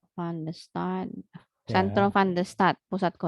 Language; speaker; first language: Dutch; non-native, learner; Indonesian